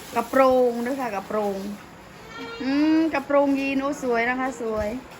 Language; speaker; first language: Thai; native; Thai